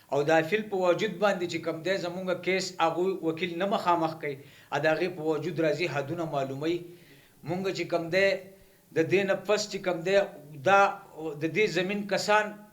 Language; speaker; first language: Pashto; non-native, local second language; Gujari